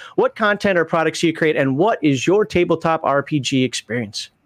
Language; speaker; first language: English; native; English